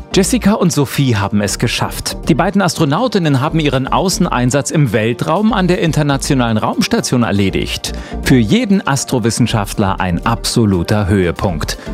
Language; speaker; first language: German; native; German